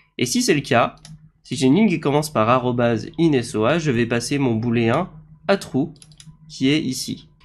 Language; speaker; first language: French; native; French